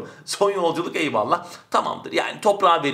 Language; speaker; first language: Turkish; native; Turkish